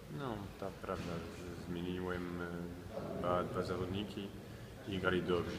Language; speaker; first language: Polish; non-native, learner; French